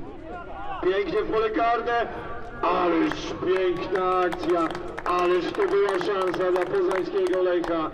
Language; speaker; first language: Polish; native; Polish